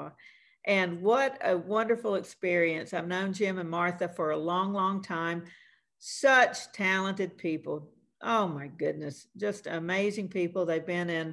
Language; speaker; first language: English; native; English